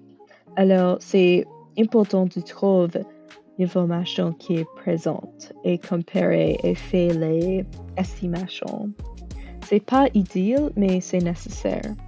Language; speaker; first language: French; non-native, learner; English